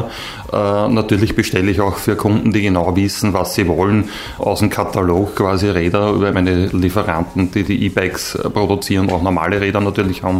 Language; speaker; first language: German; native; German